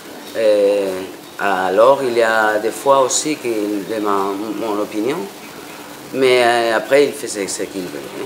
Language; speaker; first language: French; non-native, fluent; Spanish